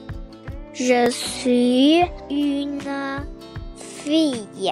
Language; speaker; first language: French; non-native, learner; Chinese